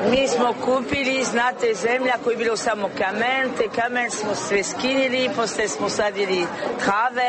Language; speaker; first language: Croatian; non-native, learner; French